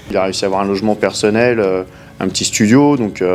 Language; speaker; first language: French; native; French